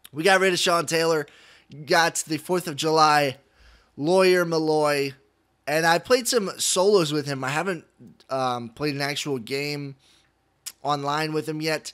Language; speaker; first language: English; native; English